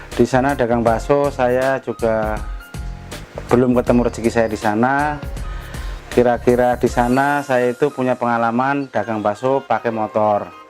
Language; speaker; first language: Indonesian; non-native, local second language; Javanese